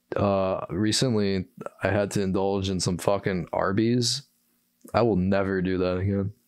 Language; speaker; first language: English; native; English